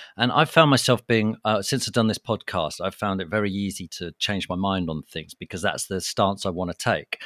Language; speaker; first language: English; native; English